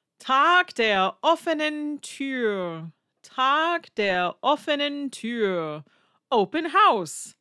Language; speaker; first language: German; non-native, fluent; English